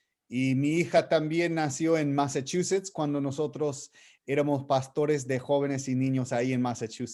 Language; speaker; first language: Spanish; non-native, fluent; English